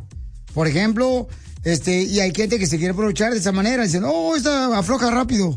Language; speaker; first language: Spanish; native; Spanish